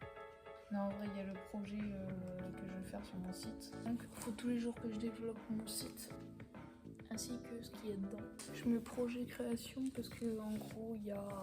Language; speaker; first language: French; native; French